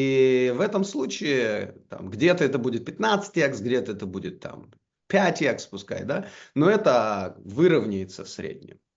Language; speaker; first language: Russian; native; Russian